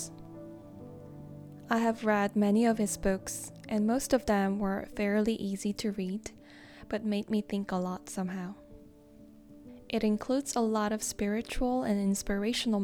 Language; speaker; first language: English; non-native, fluent; Korean